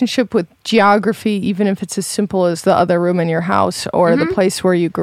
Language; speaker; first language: English; native; English